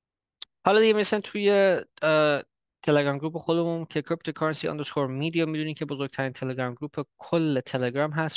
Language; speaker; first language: Persian; early bilingual, heritage; Persian